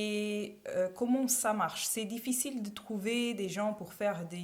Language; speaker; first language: French; non-native, fluent; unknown